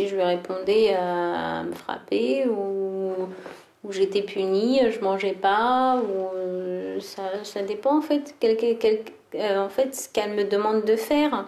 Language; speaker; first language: French; early bilingual, other home language; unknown